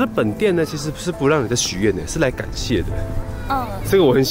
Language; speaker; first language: Chinese; native; Chinese